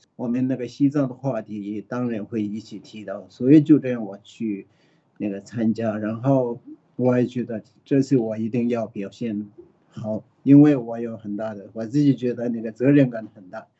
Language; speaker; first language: Chinese; early bilingual, other home language; Tibetan